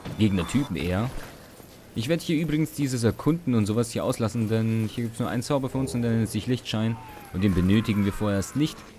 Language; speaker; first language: German; early bilingual, other home language; Ukrainian